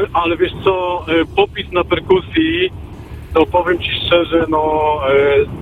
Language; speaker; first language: Polish; native; Polish